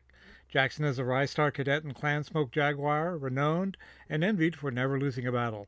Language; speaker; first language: English; native; English